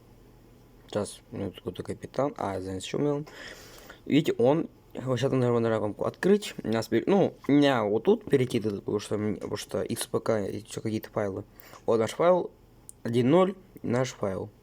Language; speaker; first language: Russian; native; Russian